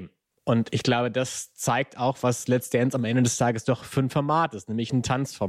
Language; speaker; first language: German; native; German